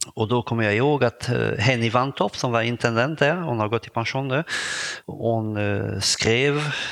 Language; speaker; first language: Swedish; non-native, fluent; French